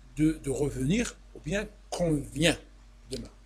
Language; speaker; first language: French; non-native, local second language; Arabic